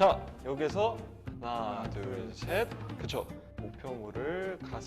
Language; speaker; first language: Korean; native; Korean